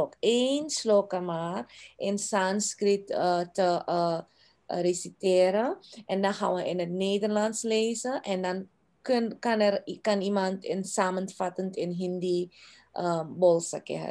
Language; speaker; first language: Dutch; non-native, local second language; Caribbean Hindustani